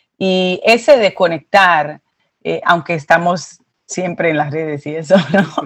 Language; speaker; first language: Spanish; early bilingual, heritage; Spanish